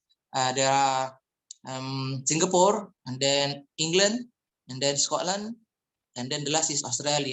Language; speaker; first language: English; non-native, fluent; Indonesian